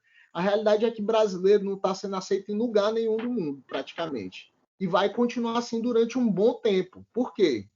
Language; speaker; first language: Portuguese; native; Portuguese